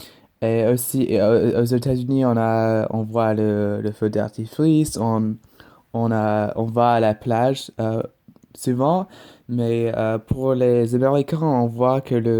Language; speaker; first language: French; non-native, learner; English